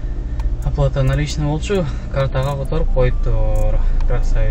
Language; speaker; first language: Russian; non-native, local second language; Kyrgyz